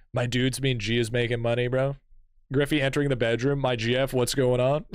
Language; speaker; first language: English; native; English